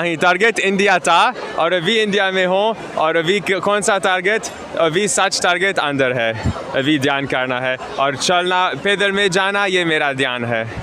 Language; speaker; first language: Hindi; non-native, learner; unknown